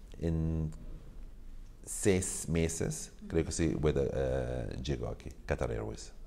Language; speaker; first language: Spanish; non-native, learner; Arabic